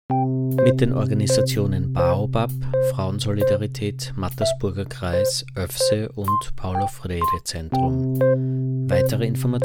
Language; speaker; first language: German; native; German